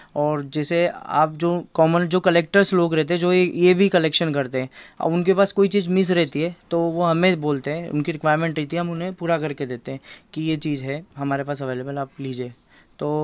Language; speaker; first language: Hindi; native; Hindi